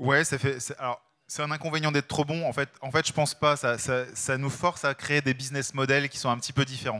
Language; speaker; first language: French; native; French